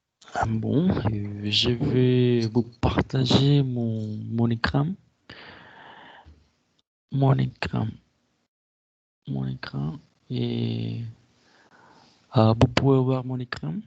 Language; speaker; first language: French; non-native, fluent; Spanish